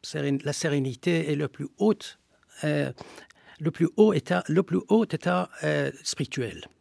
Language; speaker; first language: French; non-native, fluent; Persian